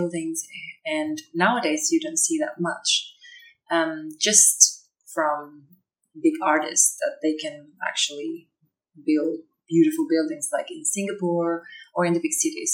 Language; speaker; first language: English; non-native, fluent; Spanish